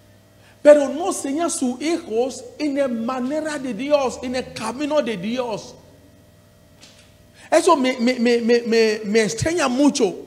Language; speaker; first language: Spanish; non-native, learner; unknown